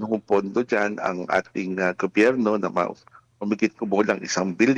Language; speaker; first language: Filipino; native; Filipino